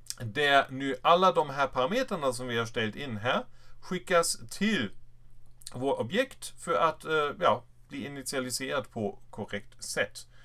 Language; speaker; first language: Swedish; non-native, fluent; German